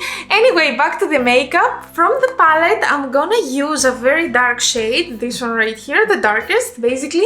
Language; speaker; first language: English; non-native, fluent; Greek